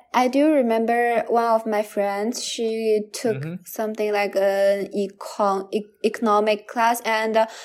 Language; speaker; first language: English; non-native, learner; Chinese